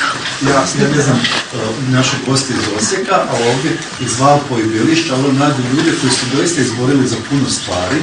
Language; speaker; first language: Croatian; native; Croatian